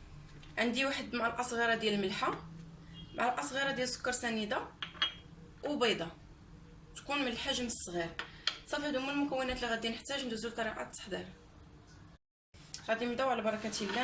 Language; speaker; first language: Arabic; native; Arabic